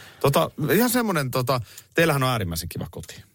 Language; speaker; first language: Finnish; native; Finnish